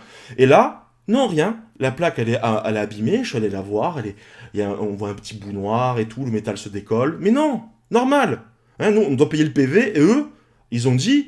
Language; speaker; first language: French; native; French